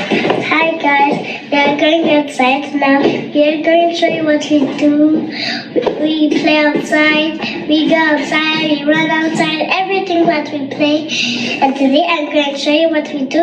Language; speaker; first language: English; early bilingual, other home language; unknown